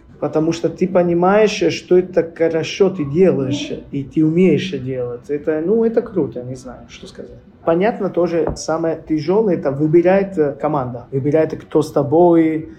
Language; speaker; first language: Russian; non-native, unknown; Italian